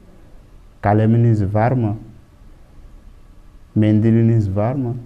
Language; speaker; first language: Turkish; non-native, learner; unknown